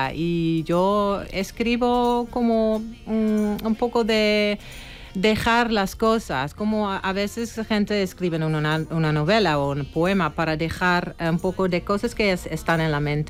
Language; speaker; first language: Spanish; non-native, fluent; Dutch